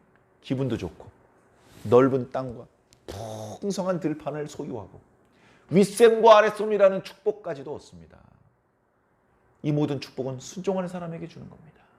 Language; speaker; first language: Korean; native; Korean